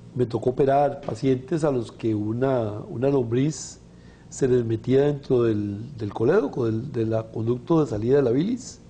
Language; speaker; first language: Spanish; native; Spanish